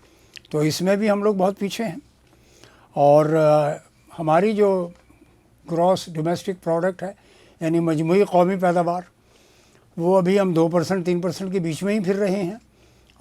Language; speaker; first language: Urdu; native; Urdu